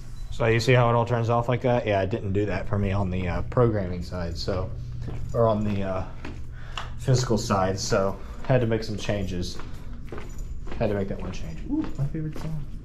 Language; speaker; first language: English; native; English